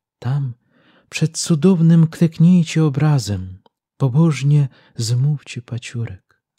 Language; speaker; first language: Polish; early bilingual, heritage; Polish